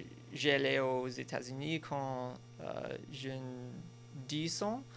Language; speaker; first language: French; non-native, local second language; English